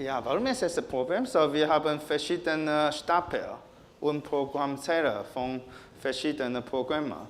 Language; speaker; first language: German; non-native, learner; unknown